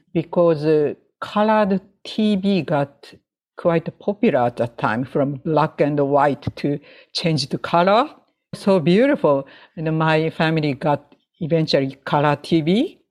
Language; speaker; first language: English; non-native, fluent; Japanese